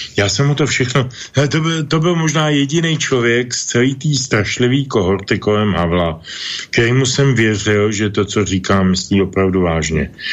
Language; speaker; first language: Czech; native; Czech